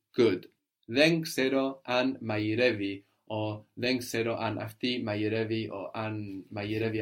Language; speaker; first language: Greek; non-native, fluent; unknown